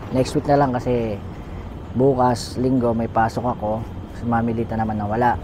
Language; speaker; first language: Filipino; native; Filipino